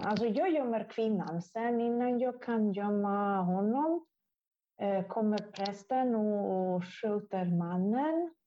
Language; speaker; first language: Swedish; non-native, fluent; Italian